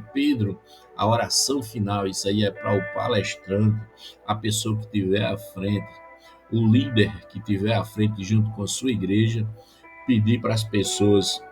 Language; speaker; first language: Portuguese; native; Portuguese